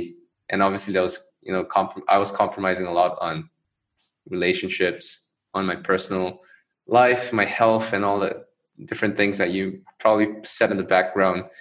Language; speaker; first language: English; non-native, local second language; Chinese